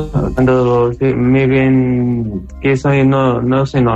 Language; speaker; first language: Spanish; non-native, learner; Arabic